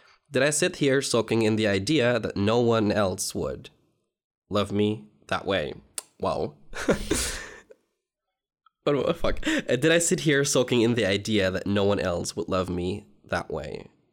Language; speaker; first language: English; native; English